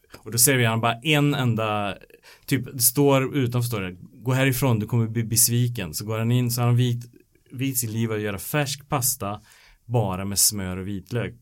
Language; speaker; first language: Swedish; native; Swedish